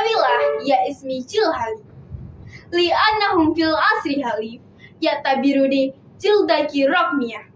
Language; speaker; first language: Arabic; non-native, learner; Indonesian